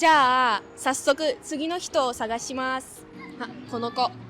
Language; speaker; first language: Japanese; non-native, learner; Georgian